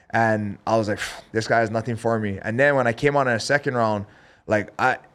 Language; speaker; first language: English; native; English